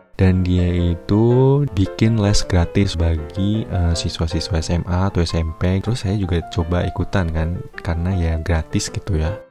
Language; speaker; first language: Indonesian; native; Indonesian